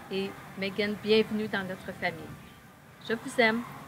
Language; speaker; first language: French; native; French